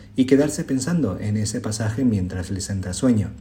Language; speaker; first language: Spanish; native; Spanish